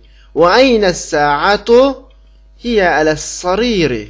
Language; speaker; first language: Arabic; non-native, fluent; Uyghur